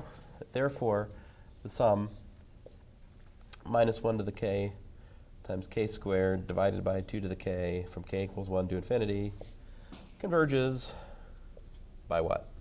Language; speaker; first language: English; native; English